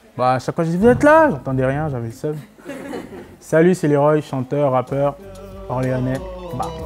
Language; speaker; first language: French; native; French